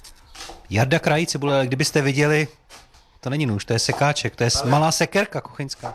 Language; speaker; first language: Czech; native; Czech